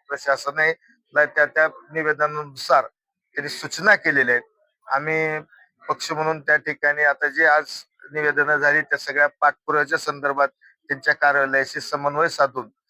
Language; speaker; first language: Marathi; native; Marathi